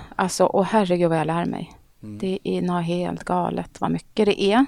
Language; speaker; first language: Swedish; native; Swedish